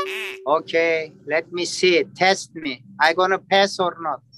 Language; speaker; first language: English; non-native, learner; Turkish